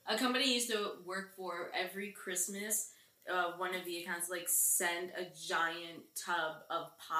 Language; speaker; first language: English; native; English